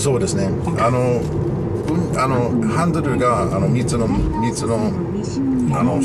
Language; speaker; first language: Japanese; non-native, learner; English